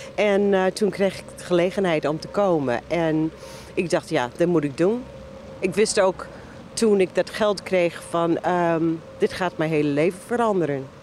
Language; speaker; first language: Dutch; non-native, fluent; English